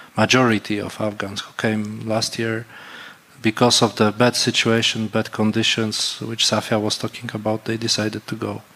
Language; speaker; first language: English; non-native, fluent; Polish